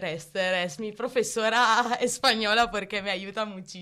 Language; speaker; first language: Spanish; non-native, learner; Italian